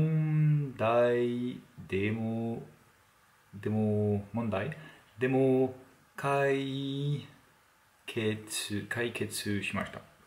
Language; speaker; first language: Japanese; non-native, learner; French